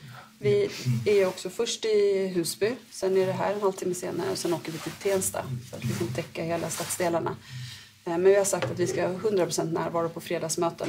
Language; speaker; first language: Swedish; native; Swedish